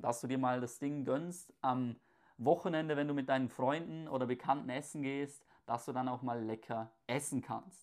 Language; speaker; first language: German; native; German